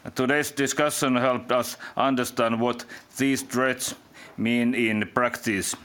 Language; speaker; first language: English; non-native, fluent; Finnish